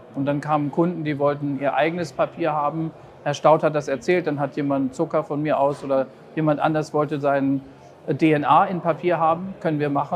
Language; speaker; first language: German; native; German